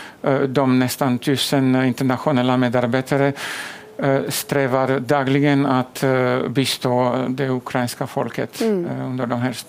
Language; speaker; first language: Swedish; non-native, fluent; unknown